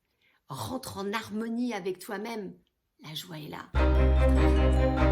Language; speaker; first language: French; native; French